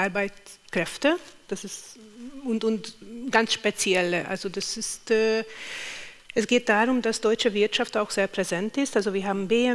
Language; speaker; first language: German; non-native, fluent; Hungarian